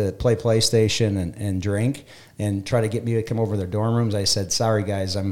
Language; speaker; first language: English; native; English